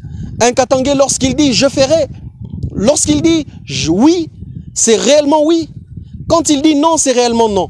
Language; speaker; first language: French; non-native, local second language; Swahili